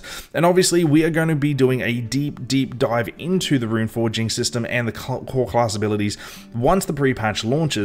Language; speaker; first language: English; native; English